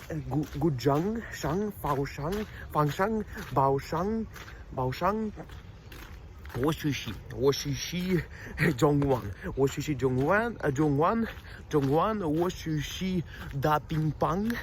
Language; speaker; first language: Chinese; non-native, learner; Russian